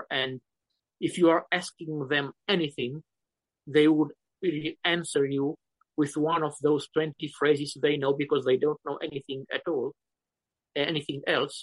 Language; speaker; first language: English; non-native, fluent; Romanian